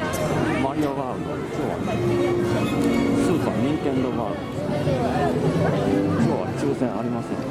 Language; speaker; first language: Japanese; native; Japanese